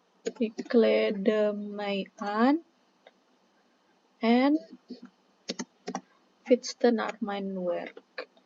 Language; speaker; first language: Dutch; non-native, fluent; Indonesian